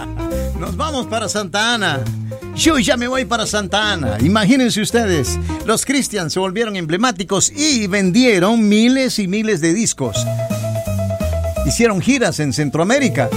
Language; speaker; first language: Spanish; native; Spanish